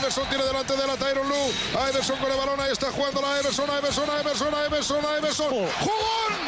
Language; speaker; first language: Spanish; native; Spanish